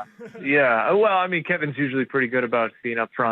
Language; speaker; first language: English; native; English